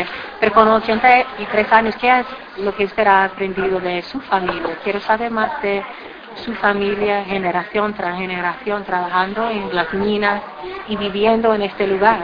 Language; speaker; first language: Spanish; non-native, fluent; English